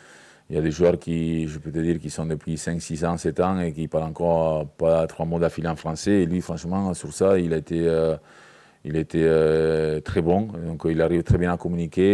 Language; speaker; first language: French; native; French